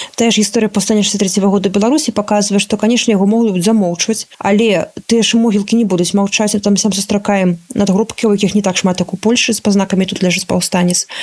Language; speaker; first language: Belarusian; native; Belarusian